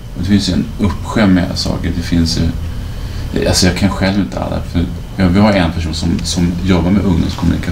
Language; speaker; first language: Swedish; native; Swedish